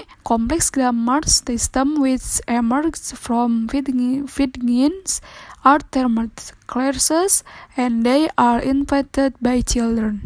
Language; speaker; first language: English; non-native, learner; Indonesian